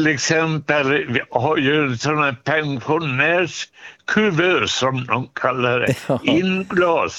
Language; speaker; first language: Swedish; native; Swedish